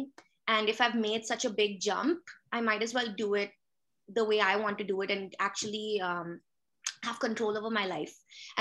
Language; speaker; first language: English; non-native, local second language; Hindi